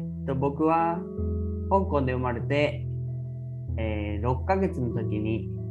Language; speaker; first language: Japanese; early bilingual, other home language; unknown